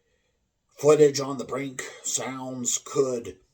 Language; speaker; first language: English; native; English